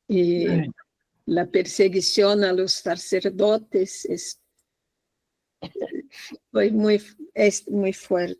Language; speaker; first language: Spanish; non-native, fluent; Portuguese